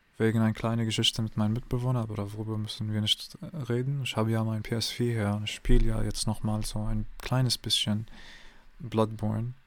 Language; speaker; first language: German; non-native, learner; English